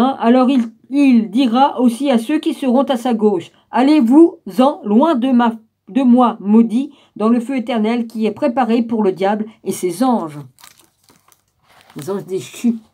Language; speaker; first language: French; native; French